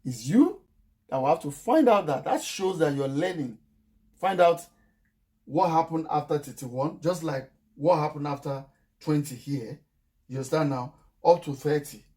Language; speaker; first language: English; non-native, local second language; Yoruba